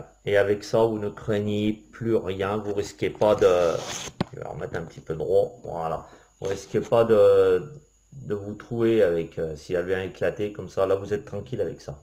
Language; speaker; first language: French; native; French